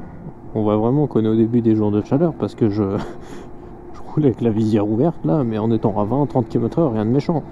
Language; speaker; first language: French; native; French